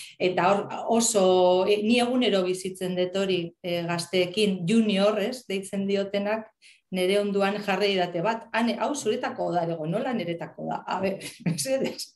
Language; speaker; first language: Basque; native; Basque